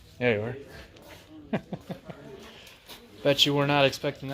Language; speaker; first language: English; native; English